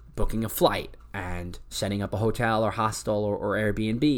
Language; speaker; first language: English; native; English